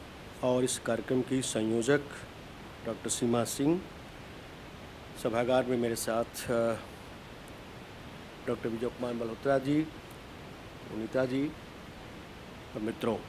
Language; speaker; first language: Hindi; native; Hindi